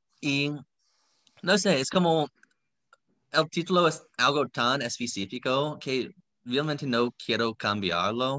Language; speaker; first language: Spanish; non-native, fluent; English